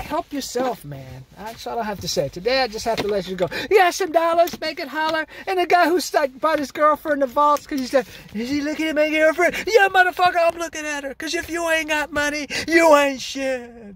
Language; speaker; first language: English; native; English